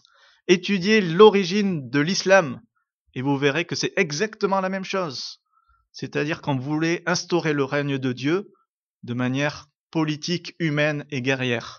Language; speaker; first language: French; native; French